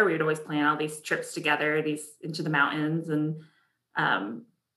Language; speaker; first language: English; native; English